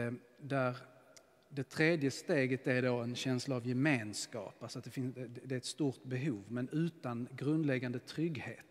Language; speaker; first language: Swedish; native; Swedish